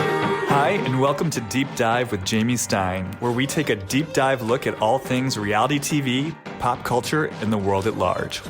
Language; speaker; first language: English; native; English